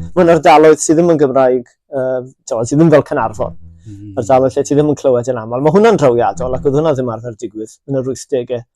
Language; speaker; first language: Welsh; native; Welsh